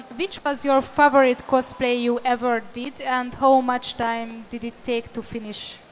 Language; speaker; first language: English; non-native, fluent; Hungarian